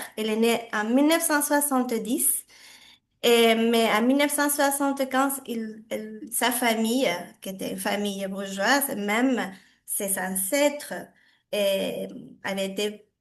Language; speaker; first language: French; non-native, fluent; Spanish